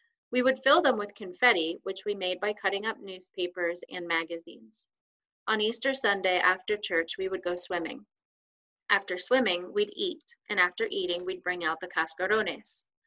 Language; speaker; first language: English; native; English